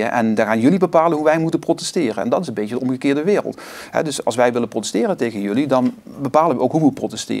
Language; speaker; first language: Dutch; native; Dutch